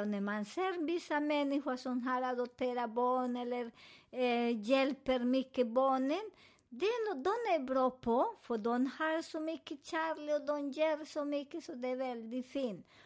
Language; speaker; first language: Swedish; non-native, fluent; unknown